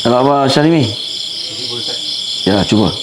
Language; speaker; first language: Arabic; non-native, fluent; Malay